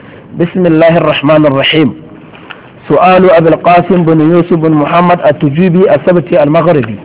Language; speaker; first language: Arabic; non-native, fluent; Hausa